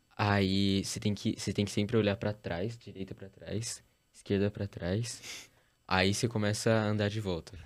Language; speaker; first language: Portuguese; early bilingual, heritage; Portuguese